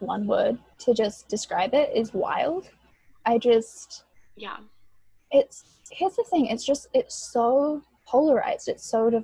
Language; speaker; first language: English; native; English